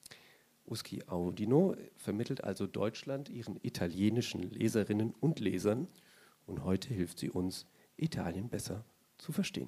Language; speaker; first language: German; native; German